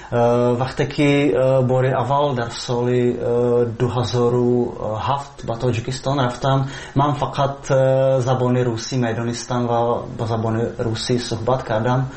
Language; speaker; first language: Persian; non-native, fluent; Czech